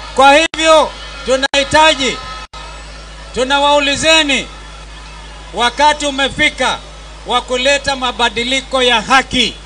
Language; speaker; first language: Swahili; non-native, local second language; Kamba